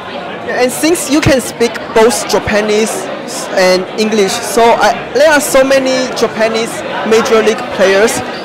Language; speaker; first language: English; non-native, fluent; Chinese